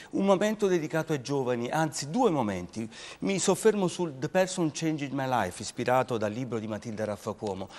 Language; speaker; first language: Italian; native; Italian